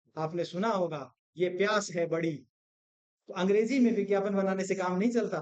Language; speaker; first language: Hindi; non-native, local second language; Gujarati